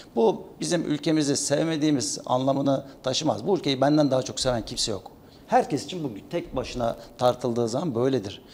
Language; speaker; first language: Turkish; native; Turkish